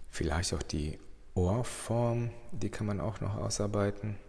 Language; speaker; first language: German; native; German